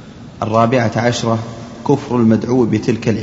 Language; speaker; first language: Arabic; native; Arabic